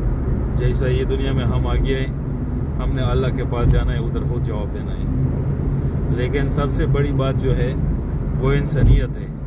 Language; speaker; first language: Hindi; non-native, local second language; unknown